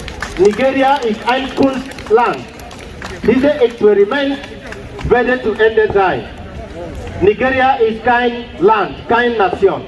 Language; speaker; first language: German; non-native, learner; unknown